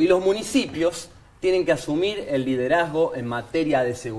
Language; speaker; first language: Spanish; native; Spanish